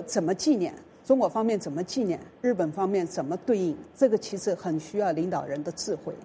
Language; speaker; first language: Chinese; native; Chinese